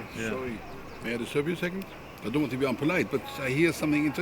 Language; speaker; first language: English; non-native, fluent; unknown